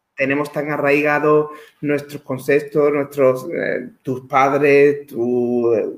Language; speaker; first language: Spanish; native; Spanish